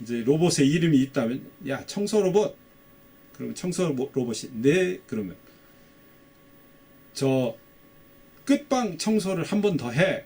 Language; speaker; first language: Korean; native; Korean